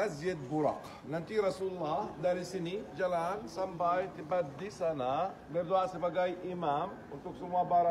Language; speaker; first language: Indonesian; non-native, fluent; Arabic